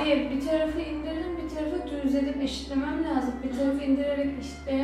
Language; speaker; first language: Turkish; native; Turkish